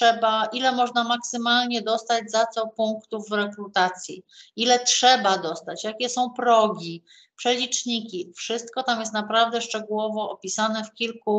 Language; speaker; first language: Polish; native; Polish